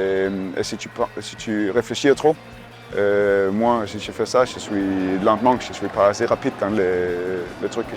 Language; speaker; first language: French; non-native, learner; Danish